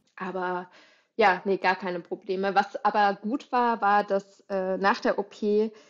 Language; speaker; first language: German; native; German